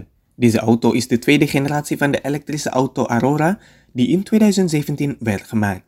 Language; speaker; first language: Dutch; non-native, fluent; Indonesian